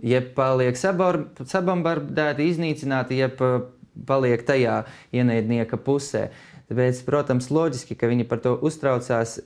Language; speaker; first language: Latvian; non-native, fluent; Russian